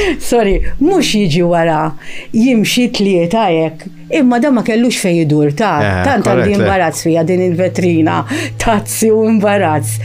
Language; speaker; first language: Maltese; early bilingual, heritage; Maltese